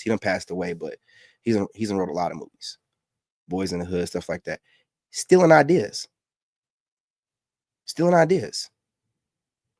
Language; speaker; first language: English; native; English